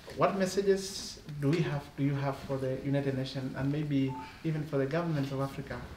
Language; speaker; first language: English; non-native, local second language; Masai